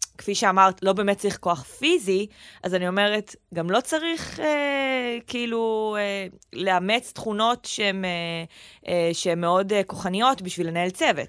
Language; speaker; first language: Hebrew; native; Hebrew